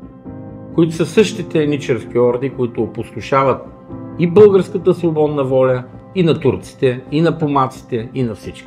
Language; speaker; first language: Bulgarian; native; Bulgarian